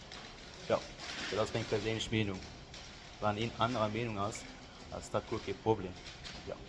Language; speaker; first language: German; non-native, local second language; Luxembourgish